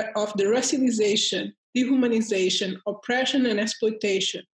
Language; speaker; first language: English; early bilingual, heritage; Portuguese